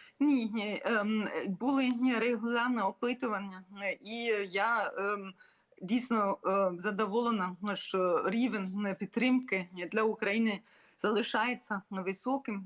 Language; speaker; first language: Ukrainian; non-native, fluent; German